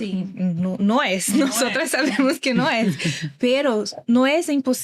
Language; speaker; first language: Spanish; non-native, learner; Portuguese